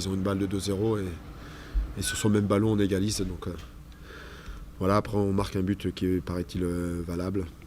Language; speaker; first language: French; native; French